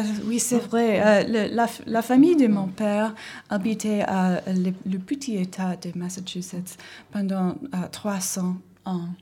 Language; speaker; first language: French; non-native, learner; English